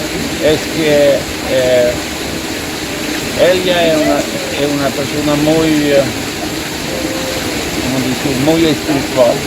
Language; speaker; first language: Spanish; non-native, fluent; Swedish